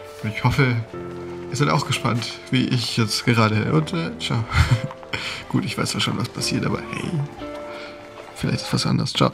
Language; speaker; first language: German; native; German